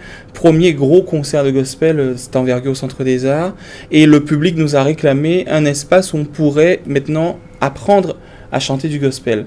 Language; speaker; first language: French; native; French